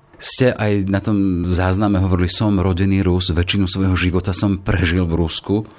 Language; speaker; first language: Slovak; native; Slovak